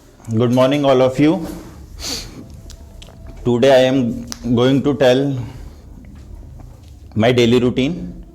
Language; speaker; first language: English; non-native, learner; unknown